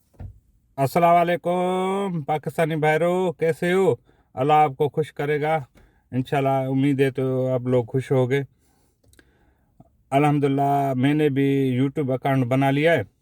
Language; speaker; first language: Hindi; non-native, local second language; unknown